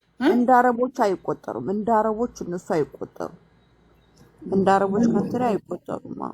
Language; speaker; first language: Amharic; native; Amharic